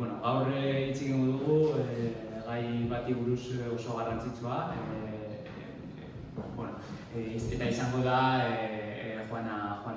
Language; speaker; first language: Basque; non-native, local second language; Spanish